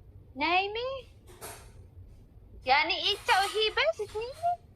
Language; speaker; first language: Arabic; non-native, learner; Oromo